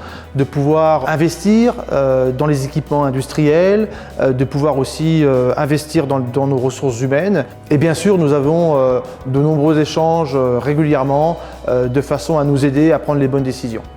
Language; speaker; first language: French; native; French